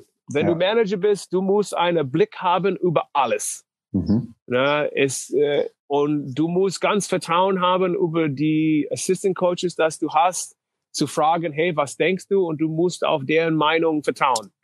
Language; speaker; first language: German; non-native, learner; English